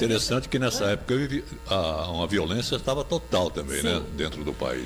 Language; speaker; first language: Portuguese; native; Portuguese